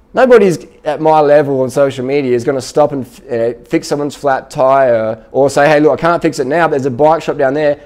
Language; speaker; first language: English; native; English